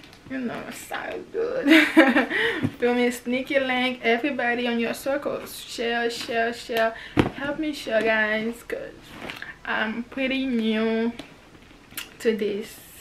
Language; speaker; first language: English; non-native, fluent; Haitian Creole